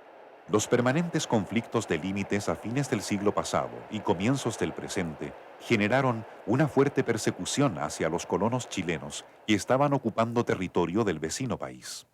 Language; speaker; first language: Spanish; native; Spanish